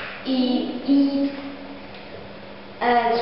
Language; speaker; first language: English; non-native, learner; Czech